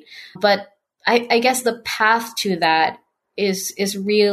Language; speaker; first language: English; non-native, local second language; Filipino